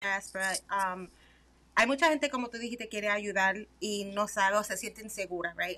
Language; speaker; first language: Spanish; early bilingual, heritage; Spanish